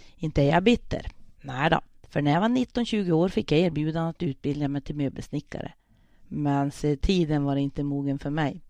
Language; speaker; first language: Swedish; native; Swedish